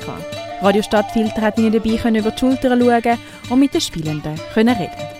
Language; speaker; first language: German; native; German